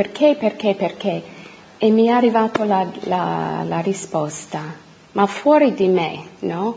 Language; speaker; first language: Italian; non-native, fluent; English